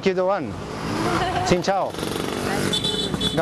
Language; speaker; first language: Vietnamese; non-native, learner; Thai